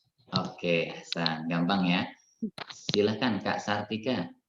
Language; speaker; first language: Indonesian; native; Indonesian